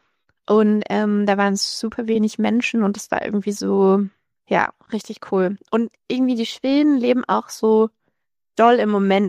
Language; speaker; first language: German; native; German